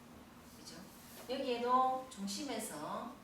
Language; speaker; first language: Korean; native; Korean